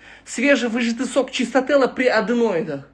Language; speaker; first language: Russian; non-native, local second language; Uzbek